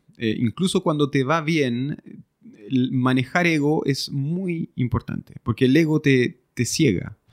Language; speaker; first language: Spanish; early bilingual, other home language; French